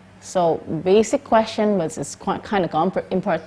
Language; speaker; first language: English; non-native, fluent; Indonesian